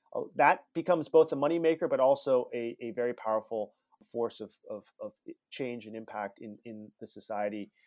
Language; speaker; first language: English; native; English